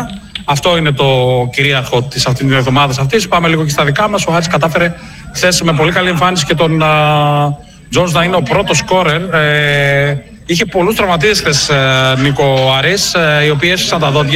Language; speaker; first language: Greek; native; Greek